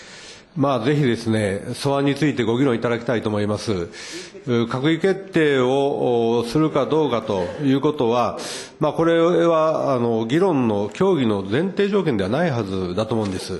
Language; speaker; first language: Japanese; native; Japanese